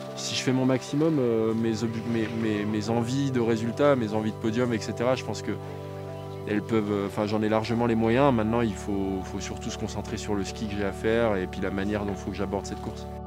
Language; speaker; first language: French; native; French